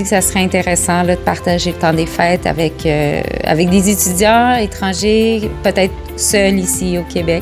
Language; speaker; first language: French; native; French